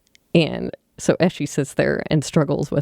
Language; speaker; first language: English; native; English